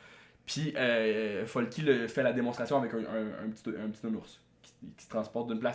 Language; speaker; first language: French; native; French